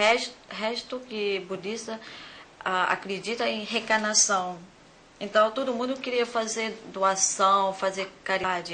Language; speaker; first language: Portuguese; non-native, learner; Thai